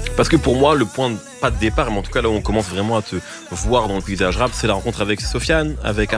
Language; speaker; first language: French; native; French